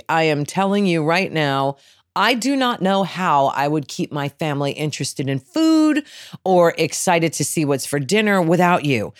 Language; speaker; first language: English; native; English